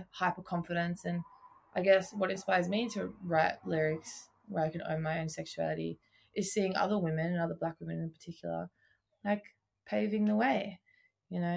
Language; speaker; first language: English; native; English